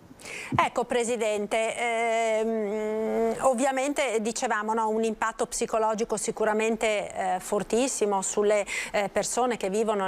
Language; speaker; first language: Italian; native; Italian